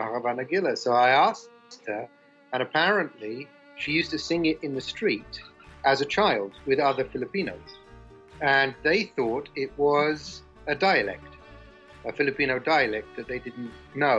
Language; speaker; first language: English; native; English